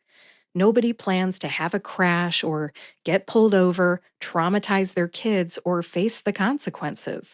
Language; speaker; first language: English; native; English